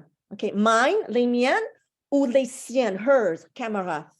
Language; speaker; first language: French; non-native, fluent; English